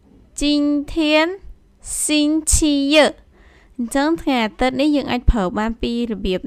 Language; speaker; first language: Chinese; non-native, fluent; Khmer